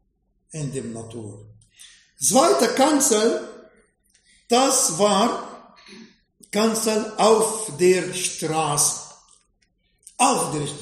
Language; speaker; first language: German; non-native, fluent; Arabic